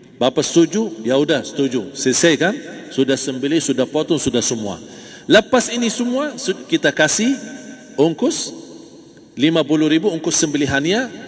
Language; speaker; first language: Malay; non-native, fluent; Arabic